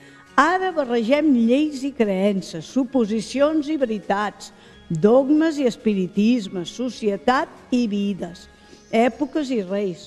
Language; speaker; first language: Catalan; native; Catalan